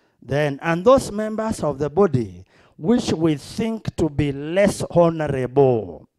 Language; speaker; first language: English; non-native, local second language; Swahili